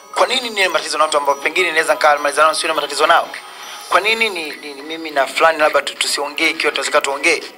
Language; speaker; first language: Swahili; native; Swahili